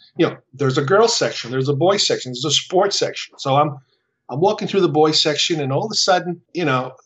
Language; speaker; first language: English; early bilingual, other home language; Spanish